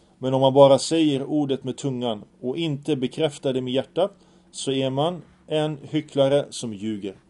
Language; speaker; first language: Swedish; early bilingual, other home language; Arabic